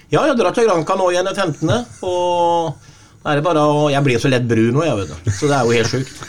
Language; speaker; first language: Norwegian; native; Norwegian